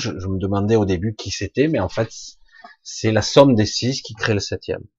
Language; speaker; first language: French; native; French